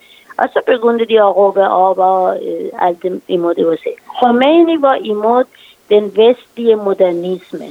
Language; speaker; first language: Danish; non-native, fluent; Persian